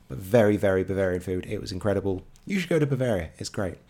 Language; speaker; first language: English; native; English